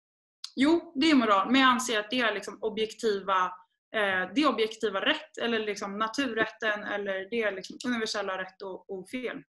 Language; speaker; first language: Swedish; native; Swedish